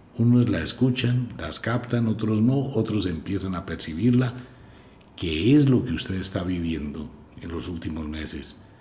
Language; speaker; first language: Spanish; native; Spanish